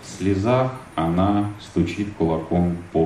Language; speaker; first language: Russian; native; Russian